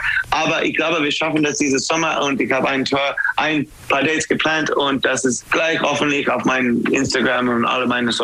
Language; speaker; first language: German; non-native, learner; English